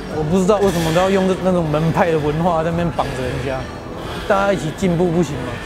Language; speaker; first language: Chinese; native; Chinese